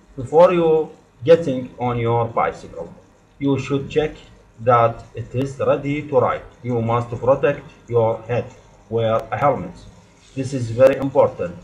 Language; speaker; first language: English; non-native, learner; Arabic